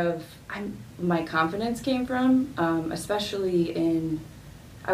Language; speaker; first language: English; native; English